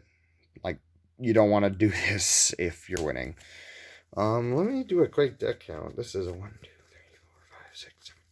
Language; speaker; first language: English; native; English